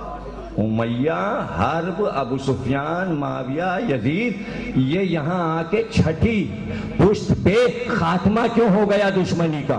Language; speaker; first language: Urdu; native; Urdu